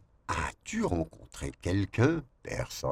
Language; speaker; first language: French; non-native, fluent; Spanish